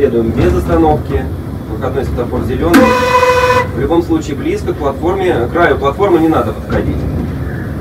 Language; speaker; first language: Russian; native; Russian